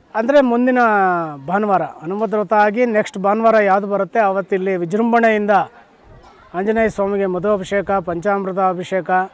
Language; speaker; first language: Kannada; native; Kannada